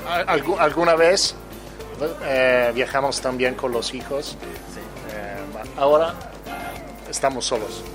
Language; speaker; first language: Portuguese; non-native, learner; Italian